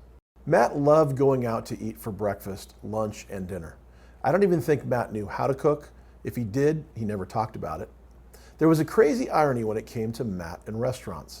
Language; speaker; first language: English; native; English